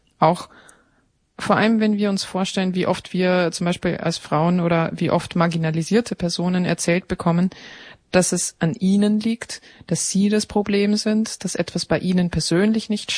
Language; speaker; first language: German; native; German